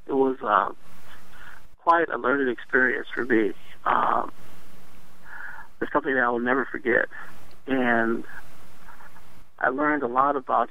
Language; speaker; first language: English; native; English